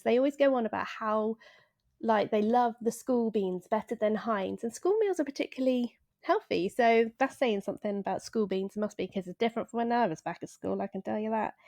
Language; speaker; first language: English; native; English